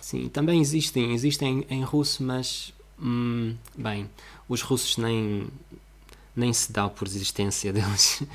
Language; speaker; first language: Portuguese; non-native, fluent; Russian